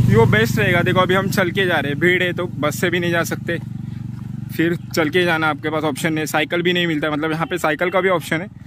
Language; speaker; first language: Hindi; non-native, local second language; Marathi